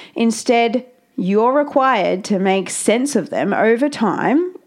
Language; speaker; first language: English; native; English